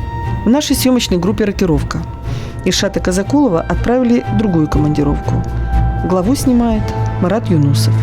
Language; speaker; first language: Russian; native; Russian